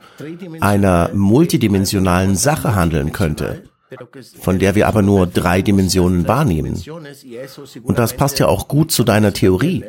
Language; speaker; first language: German; native; German